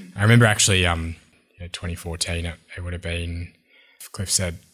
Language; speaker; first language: English; native; English